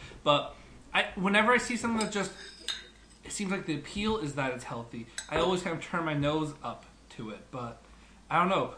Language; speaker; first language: English; native; English